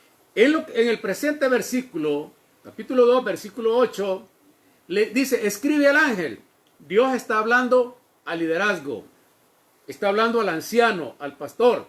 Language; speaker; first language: Spanish; native; Spanish